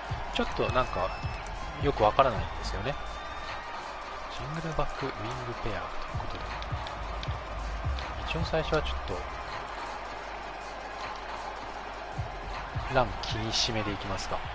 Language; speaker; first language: Japanese; native; Japanese